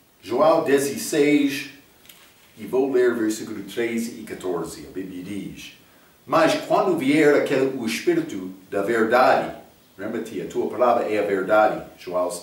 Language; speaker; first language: Portuguese; non-native, fluent; English